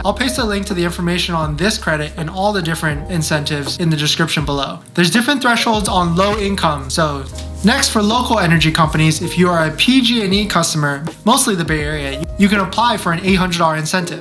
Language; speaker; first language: English; native; English